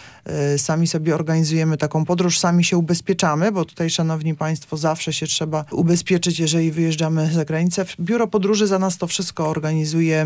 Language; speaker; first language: Polish; native; Polish